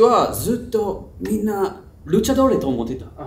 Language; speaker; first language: Japanese; non-native, learner; English